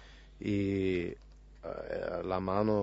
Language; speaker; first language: Spanish; non-native, fluent; English